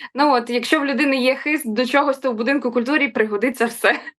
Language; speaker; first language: Ukrainian; native; Ukrainian